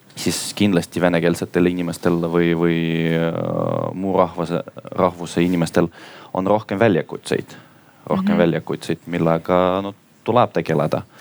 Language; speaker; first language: Estonian; non-native, local second language; Russian